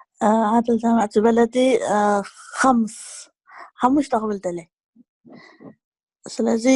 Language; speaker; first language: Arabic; non-native, learner; Tigrinya